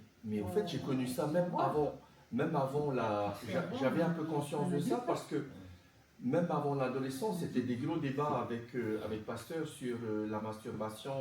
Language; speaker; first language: French; native; French